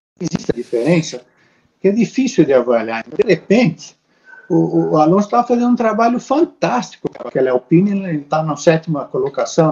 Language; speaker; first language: Portuguese; native; Portuguese